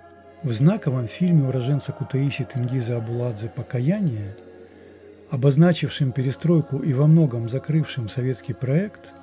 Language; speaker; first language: Russian; native; Russian